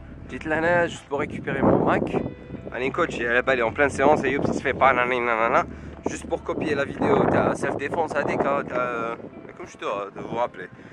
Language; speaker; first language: French; non-native, local second language; Arabic